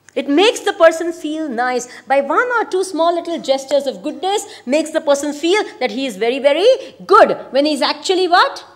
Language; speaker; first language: English; non-native, local second language; Gujarati